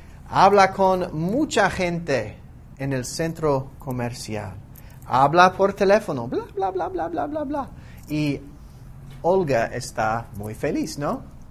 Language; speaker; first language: Spanish; non-native, fluent; English